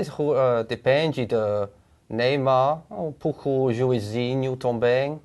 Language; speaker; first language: Portuguese; non-native, learner; English